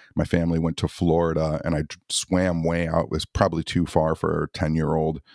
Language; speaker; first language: English; native; English